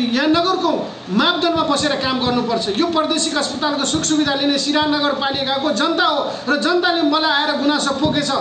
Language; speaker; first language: Nepali; non-native, local second language; Maithili